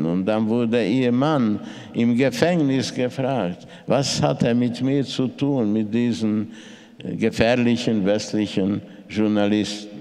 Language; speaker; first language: German; non-native, fluent; Hungarian